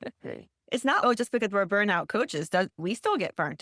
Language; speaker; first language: English; native; English